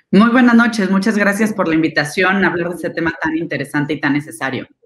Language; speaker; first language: Spanish; native; Spanish